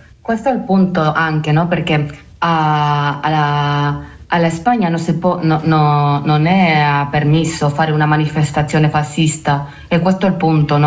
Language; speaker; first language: Italian; non-native, learner; Spanish